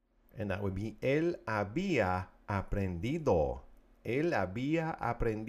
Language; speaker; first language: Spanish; non-native, fluent; English